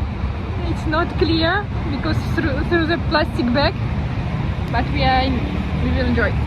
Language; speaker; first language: English; non-native, learner; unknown